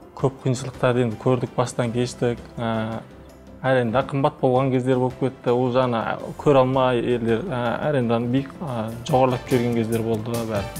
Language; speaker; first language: Kazakh; early bilingual, heritage; Kazakh